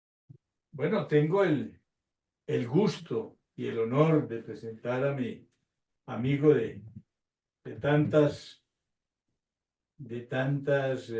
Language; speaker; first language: Spanish; native; Spanish